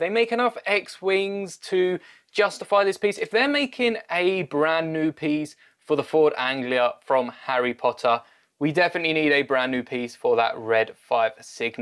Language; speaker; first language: English; native; English